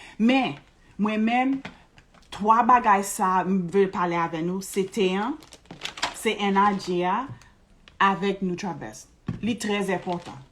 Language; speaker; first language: Haitian Creole; early bilingual, heritage; Haitian Creole